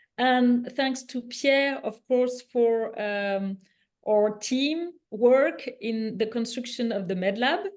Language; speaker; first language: English; non-native, fluent; French